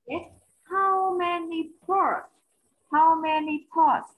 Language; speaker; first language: English; non-native, learner; Vietnamese